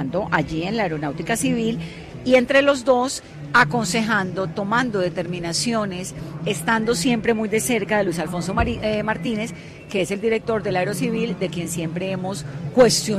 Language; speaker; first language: Spanish; native; Spanish